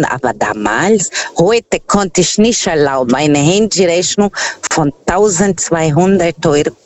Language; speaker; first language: German; non-native, fluent; Portuguese